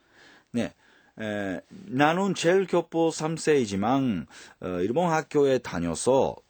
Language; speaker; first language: Korean; non-native, fluent; Japanese